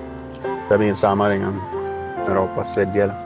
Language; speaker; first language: Indonesian; non-native, learner; Russian